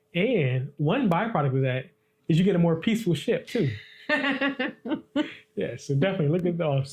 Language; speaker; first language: English; native; English